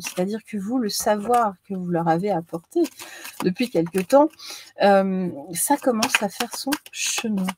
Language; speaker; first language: French; native; French